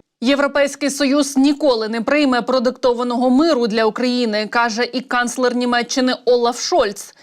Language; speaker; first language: Ukrainian; native; Ukrainian